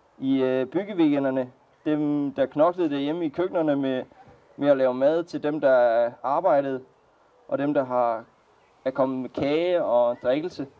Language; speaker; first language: Danish; native; Danish